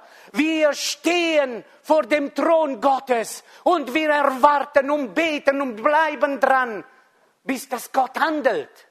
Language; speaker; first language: German; non-native, fluent; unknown